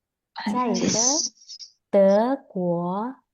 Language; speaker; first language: Chinese; non-native, fluent; Indonesian